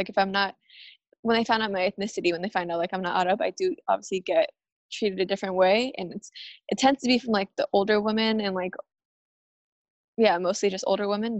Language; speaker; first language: English; early bilingual, other home language; Spanish